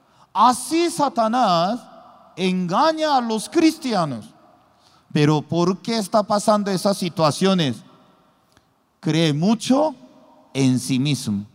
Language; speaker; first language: Spanish; non-native, learner; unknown